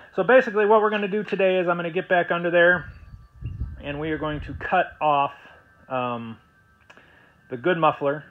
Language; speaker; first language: English; native; English